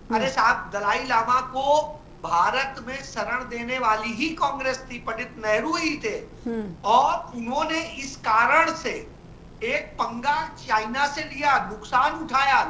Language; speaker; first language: Hindi; native; Hindi